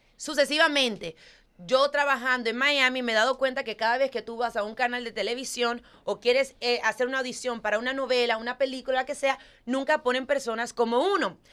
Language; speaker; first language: Spanish; early bilingual, heritage; Spanish